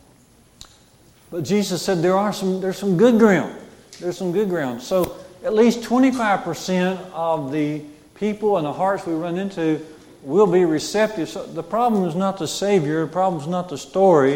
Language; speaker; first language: English; native; English